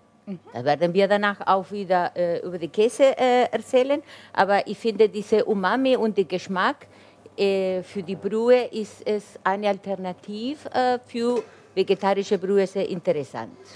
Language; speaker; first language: German; non-native, fluent; Italian